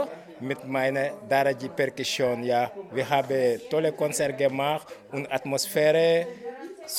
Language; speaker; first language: German; non-native, learner; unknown